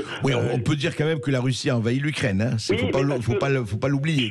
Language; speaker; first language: French; native; French